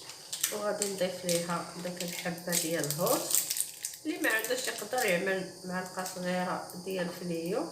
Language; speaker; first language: Arabic; native; Arabic